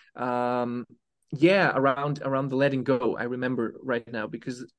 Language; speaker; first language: English; non-native, fluent; Serbian